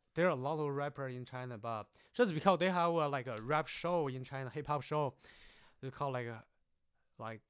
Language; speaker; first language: English; non-native, learner; Chinese